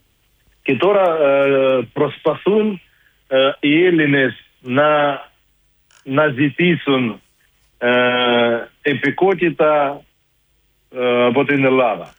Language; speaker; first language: Greek; non-native, learner; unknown